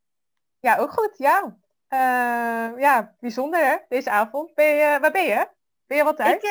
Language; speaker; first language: Dutch; native; Dutch